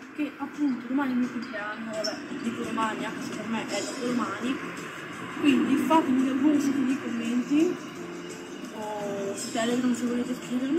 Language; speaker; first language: Italian; native; Italian